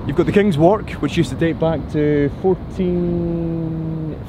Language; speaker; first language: English; native; English